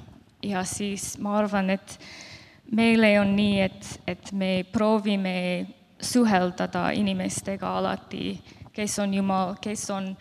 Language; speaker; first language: Estonian; non-native, learner; Finnish